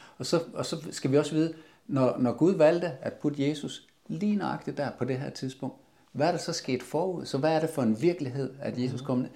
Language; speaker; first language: Danish; native; Danish